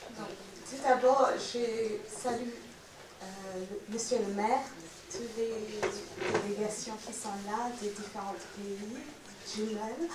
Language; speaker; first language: French; non-native, fluent; English